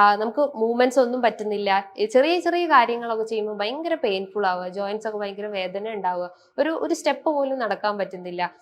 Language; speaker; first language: Malayalam; native; Malayalam